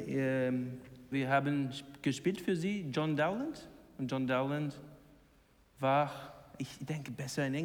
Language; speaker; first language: German; non-native, learner; English